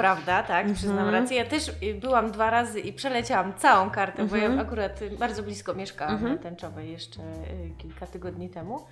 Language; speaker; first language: Polish; native; Polish